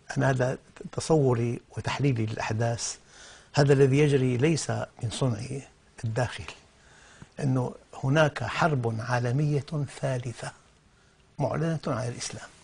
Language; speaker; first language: Arabic; native; Arabic